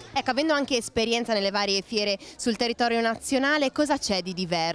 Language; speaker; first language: Italian; native; Italian